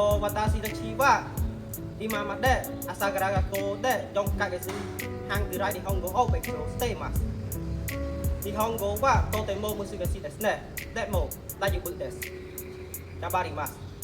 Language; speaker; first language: Japanese; non-native, learner; Khmer